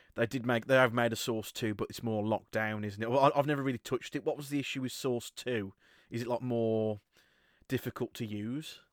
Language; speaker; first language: English; native; English